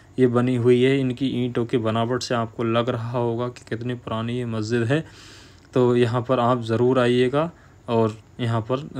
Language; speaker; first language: Hindi; native; Hindi